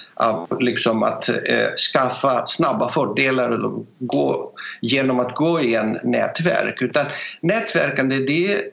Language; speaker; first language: Swedish; non-native, fluent; Greek